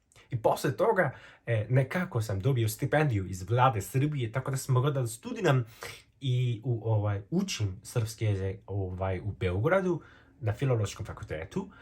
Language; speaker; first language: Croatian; non-native, fluent; Korean